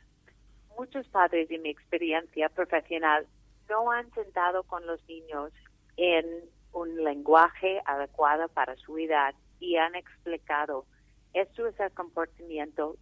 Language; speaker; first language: Spanish; non-native, fluent; English